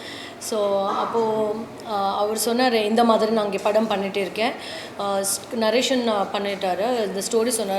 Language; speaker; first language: Tamil; non-native, learner; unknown